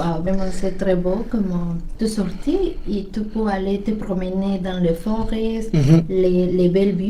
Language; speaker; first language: French; non-native, learner; Spanish